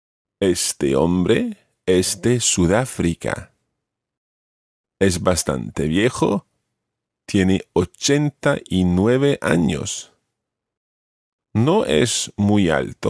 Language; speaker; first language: Spanish; non-native, fluent; English